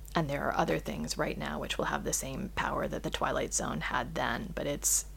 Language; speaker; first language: English; native; English